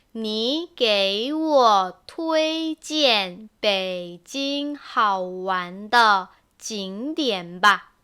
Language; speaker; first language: Chinese; non-native, fluent; Korean